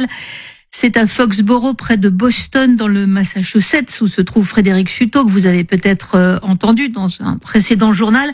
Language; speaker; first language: French; native; French